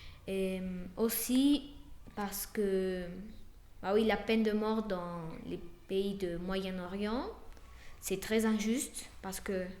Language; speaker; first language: French; non-native, fluent; Spanish